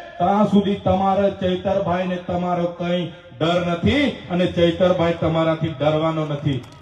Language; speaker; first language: Gujarati; non-native, local second language; Vasavi